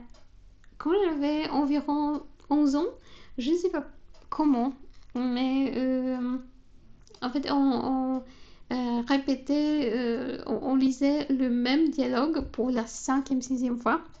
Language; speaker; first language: French; non-native, fluent; Polish